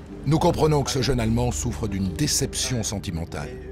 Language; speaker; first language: French; native; French